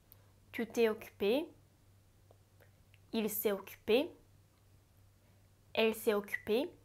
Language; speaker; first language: French; non-native, fluent; Japanese